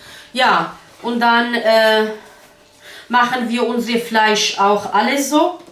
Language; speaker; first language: German; non-native, learner; Kurdish